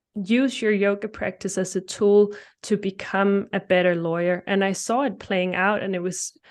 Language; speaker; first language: English; non-native, fluent; Danish